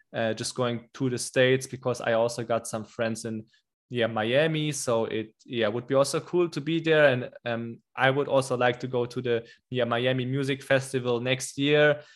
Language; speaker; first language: English; non-native, fluent; German